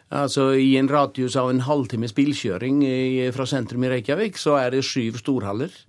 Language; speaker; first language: Norwegian; native; Norwegian